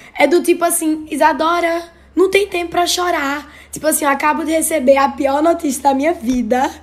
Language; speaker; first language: Portuguese; native; Portuguese